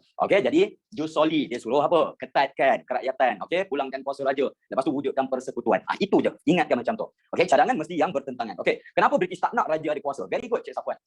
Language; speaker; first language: Malay; native; Malay